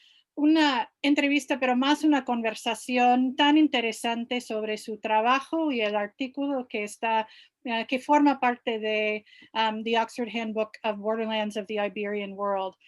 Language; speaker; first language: Spanish; non-native, fluent; English